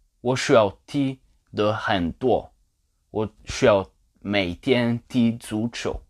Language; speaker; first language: Chinese; non-native, learner; Polish